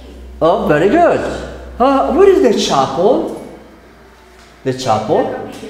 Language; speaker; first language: English; non-native, fluent; Spanish